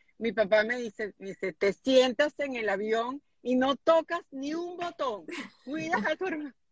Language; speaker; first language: Spanish; native; Spanish